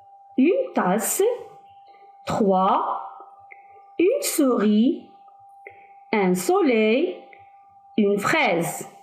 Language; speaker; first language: French; non-native, local second language; Arabic